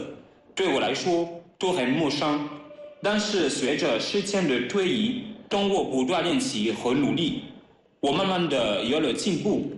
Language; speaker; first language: Chinese; non-native, learner; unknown